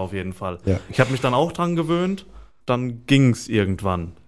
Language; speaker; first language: German; native; German